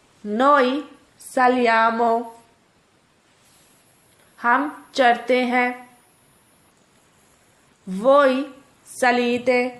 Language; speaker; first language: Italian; non-native, fluent; Urdu